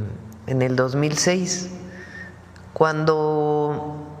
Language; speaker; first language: Spanish; native; Spanish